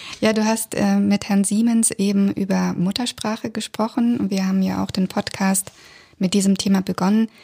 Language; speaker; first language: German; early bilingual, other home language; Russian